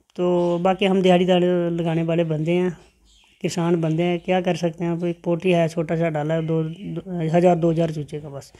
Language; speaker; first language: Hindi; native; Hindi